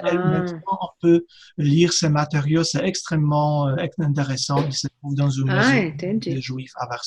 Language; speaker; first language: French; non-native, fluent; Polish